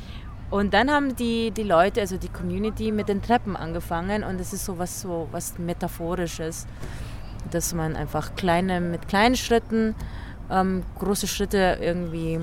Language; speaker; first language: German; early bilingual, other home language; Filipino